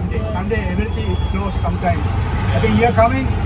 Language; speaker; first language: English; non-native, learner; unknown